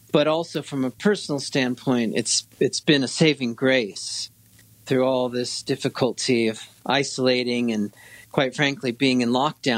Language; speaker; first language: English; native; English